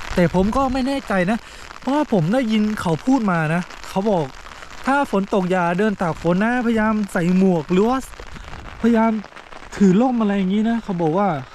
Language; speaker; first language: Thai; native; Thai